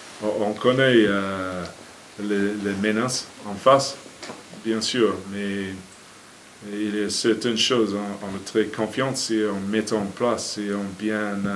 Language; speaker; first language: French; non-native, fluent; English